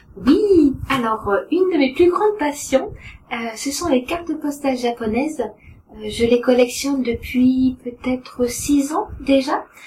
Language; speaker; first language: French; native; French